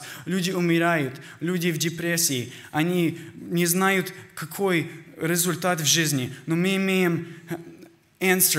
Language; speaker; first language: Russian; early bilingual, heritage; Russian